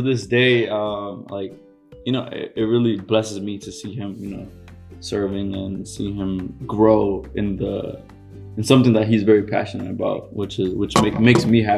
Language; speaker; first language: English; early bilingual, other home language; Spanish